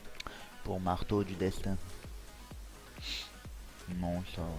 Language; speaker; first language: French; native; French